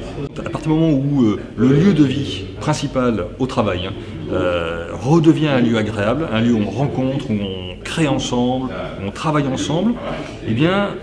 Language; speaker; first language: French; native; French